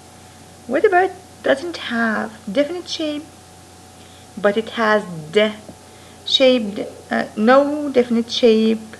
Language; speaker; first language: English; non-native, fluent; Arabic